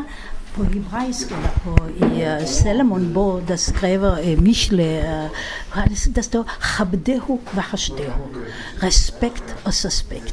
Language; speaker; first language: Danish; non-native, fluent; Hebrew